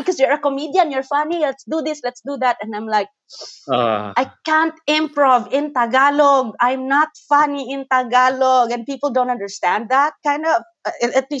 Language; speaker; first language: English; non-native, local second language; Cebuano